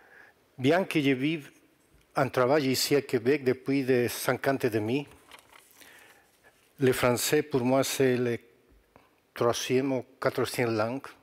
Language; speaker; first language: French; non-native, learner; Spanish